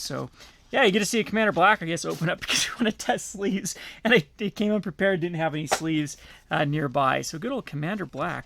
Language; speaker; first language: English; native; English